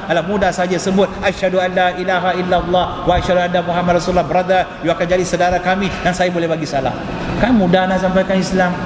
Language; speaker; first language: Malay; non-native, local second language; Tamil